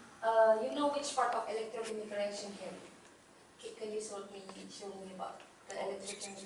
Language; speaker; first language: English; non-native, learner; Indonesian